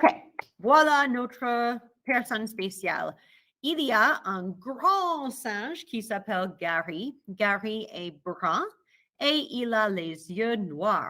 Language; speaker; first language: French; non-native, fluent; English